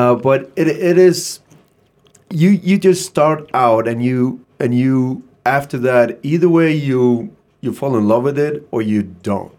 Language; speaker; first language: English; non-native, fluent; Icelandic